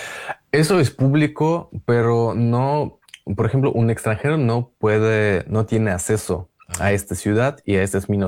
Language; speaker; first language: Spanish; non-native, learner; Russian